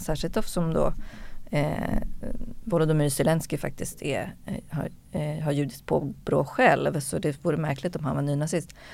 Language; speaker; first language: Swedish; native; Swedish